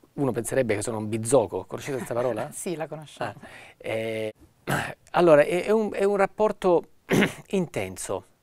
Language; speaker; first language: Italian; native; Italian